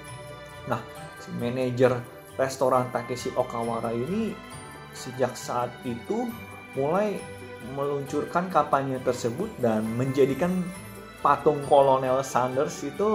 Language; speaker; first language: Indonesian; native; Indonesian